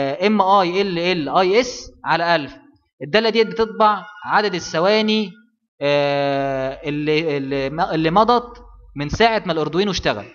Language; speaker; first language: Arabic; native; Arabic